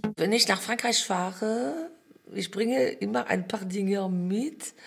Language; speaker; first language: German; non-native, fluent; French